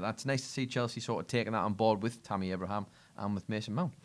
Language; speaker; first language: English; native; English